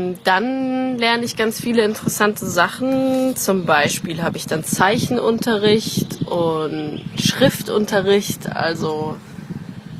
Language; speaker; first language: German; native; German